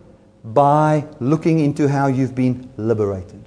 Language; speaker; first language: English; non-native, local second language; Afrikaans